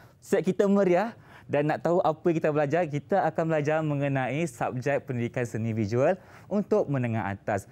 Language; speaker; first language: Malay; native; Malay